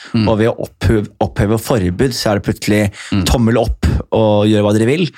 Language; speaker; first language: Norwegian; native; Norwegian